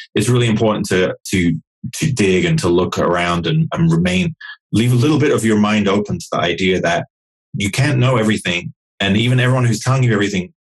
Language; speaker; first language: English; native; English